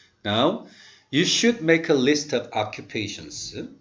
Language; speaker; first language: English; non-native, fluent; Korean